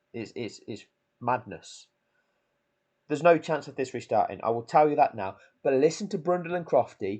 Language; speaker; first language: English; native; English